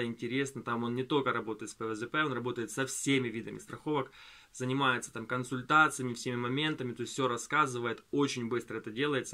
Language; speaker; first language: Russian; native; Russian